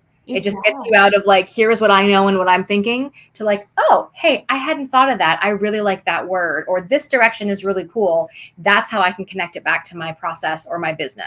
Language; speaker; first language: English; native; English